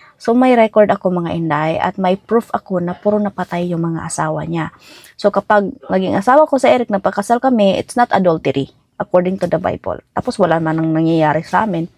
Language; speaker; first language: Filipino; non-native, local second language; Cebuano